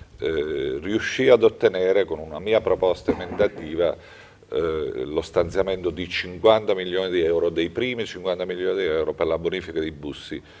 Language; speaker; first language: Italian; native; Italian